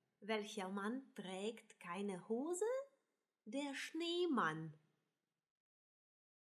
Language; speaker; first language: German; non-native, fluent; Russian